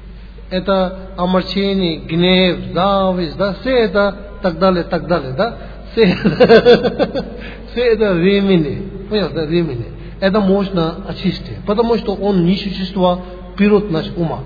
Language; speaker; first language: Russian; non-native, learner; Tibetan